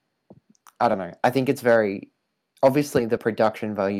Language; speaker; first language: English; native; English